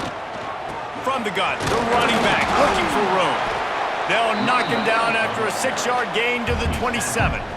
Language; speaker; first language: English; native; English